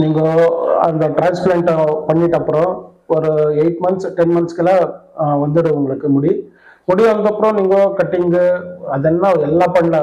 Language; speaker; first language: Tamil; non-native, local second language; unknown